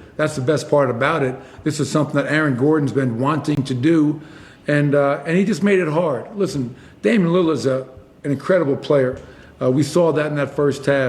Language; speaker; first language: English; native; English